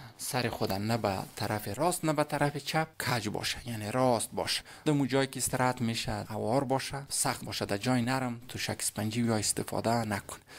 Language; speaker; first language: Persian; native; Persian